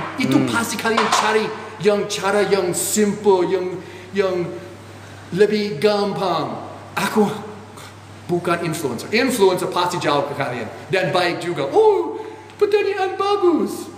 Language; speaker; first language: Indonesian; non-native, fluent; English